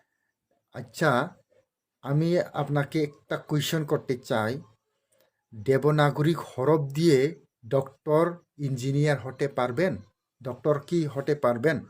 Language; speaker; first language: Bangla; non-native, local second language; Kok Borok